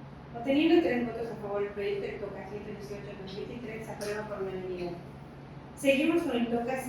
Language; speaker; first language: Spanish; native; Spanish